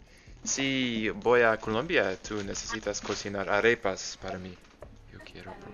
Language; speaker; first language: Spanish; non-native, learner; English